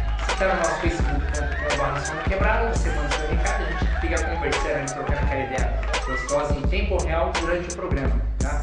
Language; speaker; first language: Portuguese; native; Portuguese